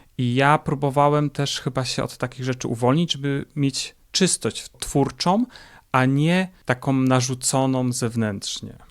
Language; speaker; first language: Polish; native; Polish